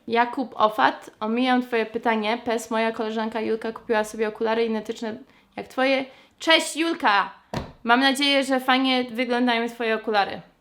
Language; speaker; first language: Polish; early bilingual, heritage; English